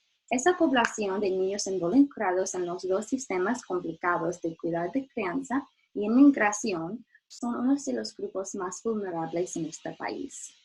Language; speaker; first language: Spanish; non-native, learner; English